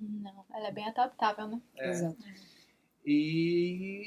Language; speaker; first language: Portuguese; native; Portuguese